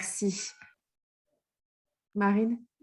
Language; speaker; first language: French; native; French